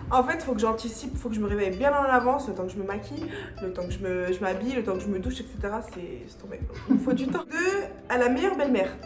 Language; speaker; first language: French; early bilingual, other home language; Arabic